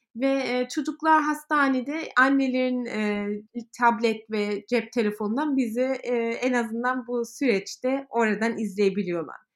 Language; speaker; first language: Turkish; early bilingual, heritage; Turkish